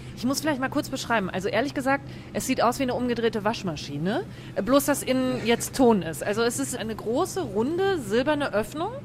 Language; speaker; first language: German; native; German